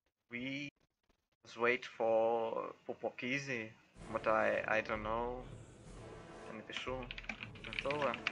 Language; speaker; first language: English; non-native, learner; Russian